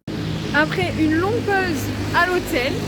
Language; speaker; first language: French; native; French